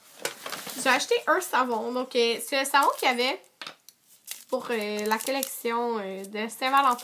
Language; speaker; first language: French; native; French